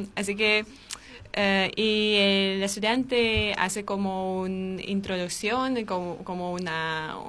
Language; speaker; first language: Spanish; non-native, learner; Armenian